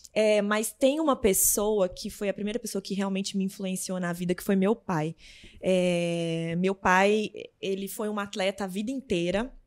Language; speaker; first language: Portuguese; native; Portuguese